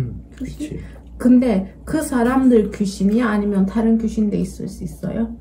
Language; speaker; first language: Korean; non-native, learner; Turkish